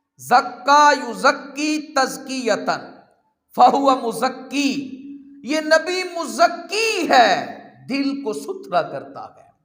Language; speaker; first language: Urdu; non-native, local second language; Punjabi